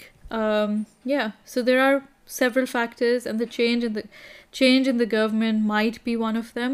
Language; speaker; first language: English; non-native, local second language; Urdu